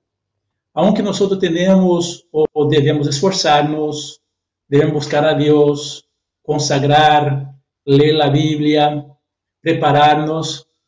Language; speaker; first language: Spanish; non-native, fluent; Portuguese